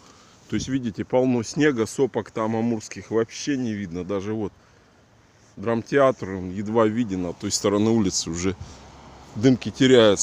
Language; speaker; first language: Russian; native; Russian